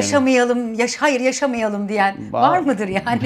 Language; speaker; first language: Turkish; native; Turkish